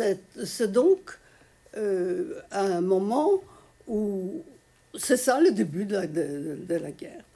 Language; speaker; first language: French; non-native, fluent; Polish